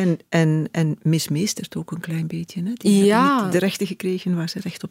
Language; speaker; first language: Dutch; native; Dutch